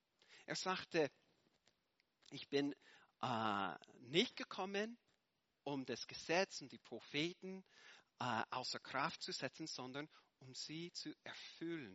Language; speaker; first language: German; non-native, fluent; English